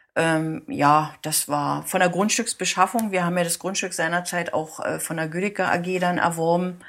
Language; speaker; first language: German; native; German